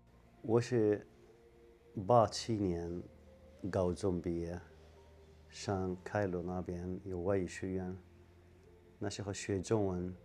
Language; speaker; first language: Chinese; non-native, fluent; Arabic